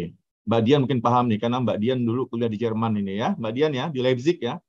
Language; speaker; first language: Indonesian; native; Indonesian